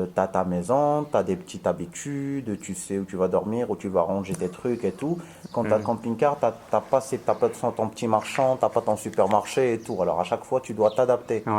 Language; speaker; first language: French; non-native, local second language; Arabic